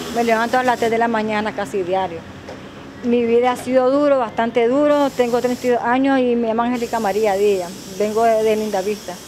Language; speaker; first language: Spanish; native; Spanish